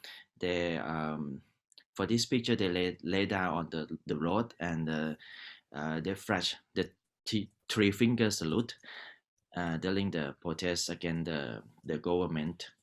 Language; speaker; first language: English; non-native, learner; Thai